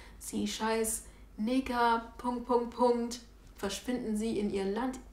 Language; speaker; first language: German; early bilingual, other home language; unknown